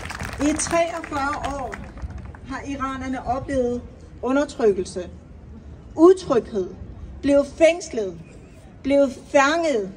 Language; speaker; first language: Danish; non-native, fluent; Persian